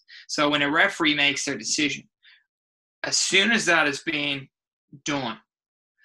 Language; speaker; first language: English; native; English